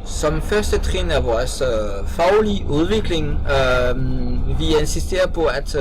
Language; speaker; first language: Danish; non-native, fluent; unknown